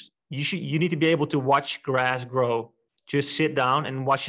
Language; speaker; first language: English; non-native, fluent; Dutch